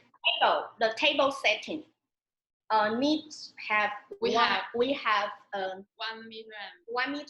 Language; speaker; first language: English; non-native, learner; Chinese